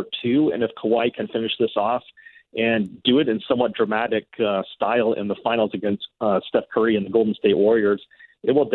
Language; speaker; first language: English; native; English